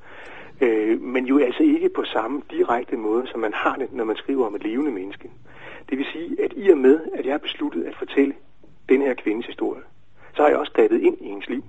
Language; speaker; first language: Danish; native; Danish